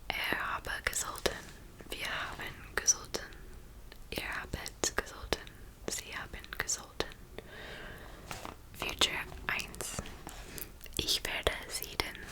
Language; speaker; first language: German; non-native, learner; English